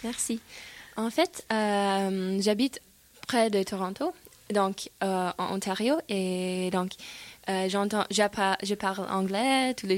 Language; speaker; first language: French; non-native, fluent; English